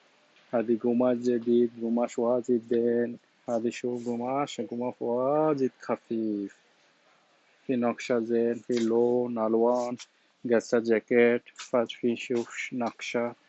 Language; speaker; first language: Arabic; non-native, learner; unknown